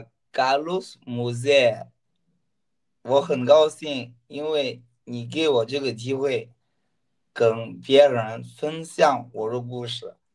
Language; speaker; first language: Chinese; non-native, learner; Ghomala